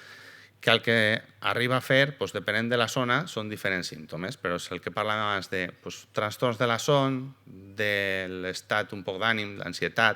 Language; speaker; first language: Catalan; native; Catalan